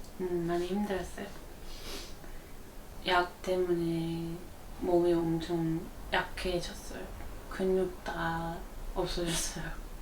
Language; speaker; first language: Korean; non-native, learner; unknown